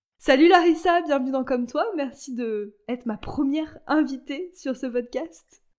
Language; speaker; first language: French; native; French